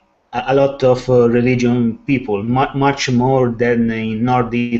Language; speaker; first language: English; non-native, learner; Italian